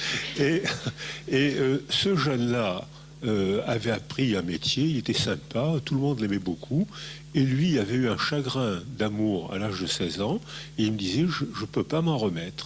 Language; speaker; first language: French; native; French